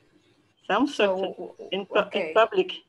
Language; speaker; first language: English; non-native, learner; French